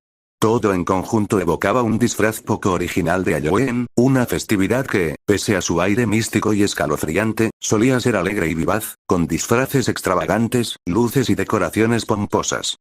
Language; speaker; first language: Spanish; native; Spanish